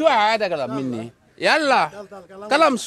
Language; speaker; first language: Arabic; non-native, learner; Bangla